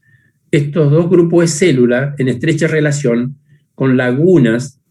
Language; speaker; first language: Spanish; native; Spanish